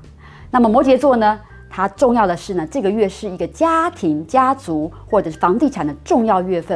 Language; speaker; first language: Chinese; native; Chinese